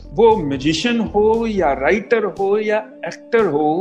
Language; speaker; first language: Hindi; native; Hindi